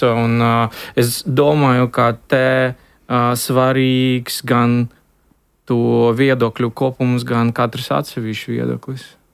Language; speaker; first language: Latvian; non-native, local second language; Russian